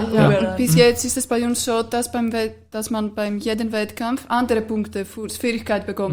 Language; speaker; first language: German; non-native, fluent; Greek